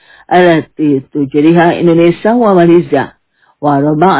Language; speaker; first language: Arabic; non-native, fluent; Indonesian